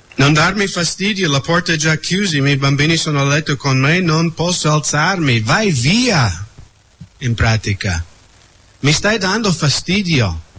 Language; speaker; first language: Italian; non-native, fluent; English